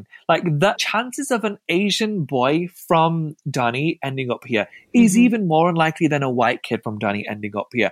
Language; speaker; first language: English; native; English